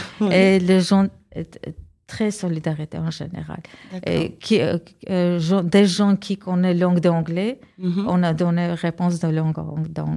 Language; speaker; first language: French; non-native, learner; Armenian